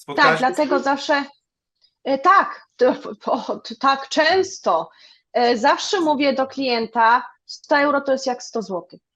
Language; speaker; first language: Polish; early bilingual, other home language; German